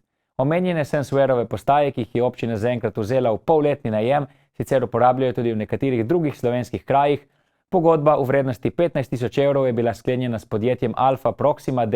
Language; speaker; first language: Slovenian; native; Slovenian